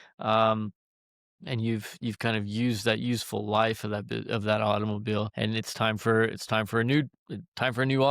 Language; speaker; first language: English; native; English